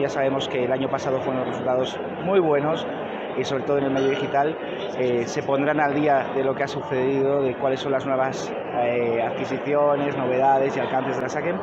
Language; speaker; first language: Spanish; native; Spanish